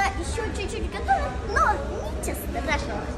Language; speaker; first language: Russian; early bilingual, heritage; Russian